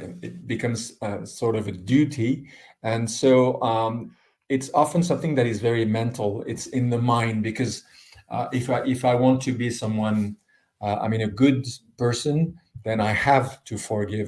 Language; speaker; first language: English; non-native, fluent; French